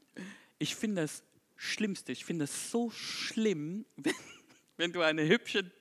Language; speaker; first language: German; non-native, fluent; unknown